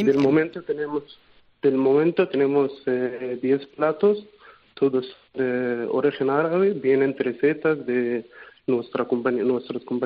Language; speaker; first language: Spanish; non-native, fluent; Arabic